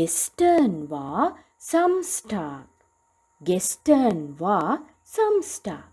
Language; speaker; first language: German; non-native, fluent; Sinhala